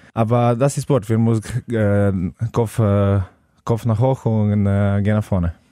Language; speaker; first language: German; non-native, learner; Slovenian